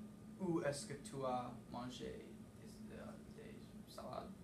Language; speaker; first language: French; non-native, learner; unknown